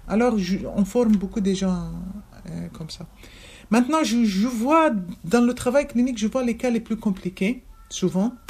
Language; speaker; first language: French; non-native, fluent; Arabic